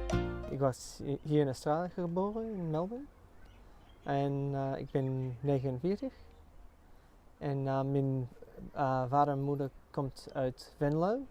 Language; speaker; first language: Dutch; early bilingual, heritage; English